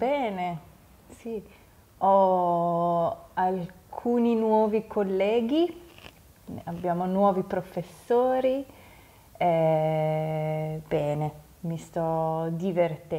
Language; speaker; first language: Italian; non-native, fluent; English